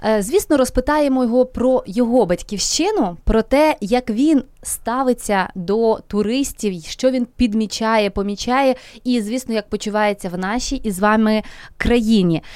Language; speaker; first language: Ukrainian; native; Ukrainian